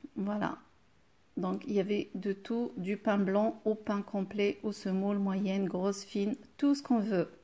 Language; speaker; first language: French; non-native, local second language; Arabic